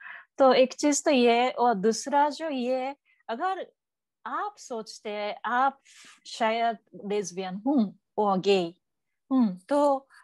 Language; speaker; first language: Hindi; non-native, learner; Japanese